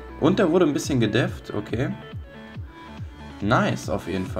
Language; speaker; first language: German; native; German